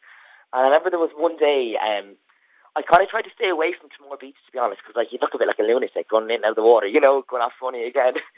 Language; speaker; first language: English; native; English